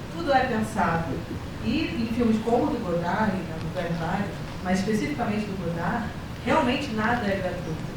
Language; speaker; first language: Portuguese; native; Portuguese